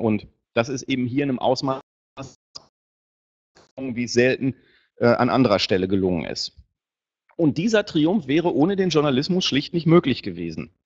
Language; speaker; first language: German; native; German